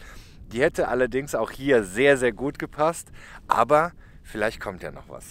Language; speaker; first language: German; native; German